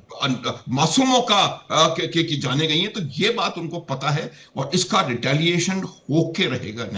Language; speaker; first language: Hindi; native; Hindi